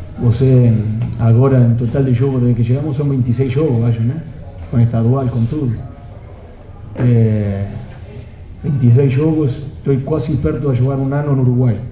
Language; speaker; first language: Portuguese; non-native, fluent; Spanish